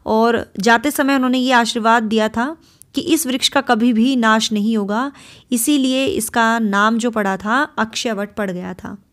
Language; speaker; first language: Hindi; native; Hindi